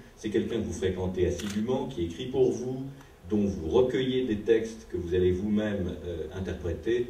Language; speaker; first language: French; native; French